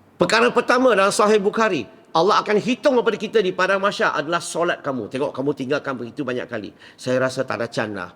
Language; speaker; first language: Malay; non-native, local second language; Min Nan Chinese